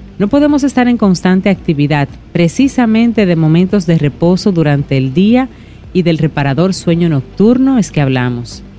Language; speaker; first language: Spanish; native; Spanish